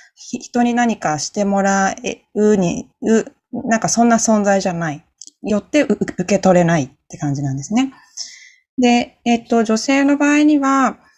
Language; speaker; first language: Japanese; native; Japanese